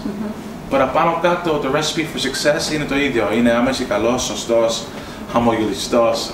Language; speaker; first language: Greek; early bilingual, heritage; English